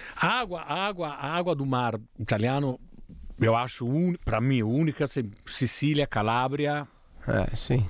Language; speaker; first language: Portuguese; non-native, fluent; Italian